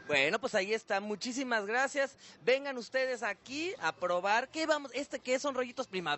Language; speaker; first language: Spanish; native; Spanish